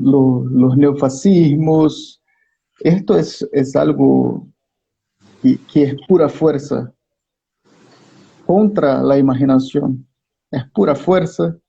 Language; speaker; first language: Spanish; non-native, fluent; Portuguese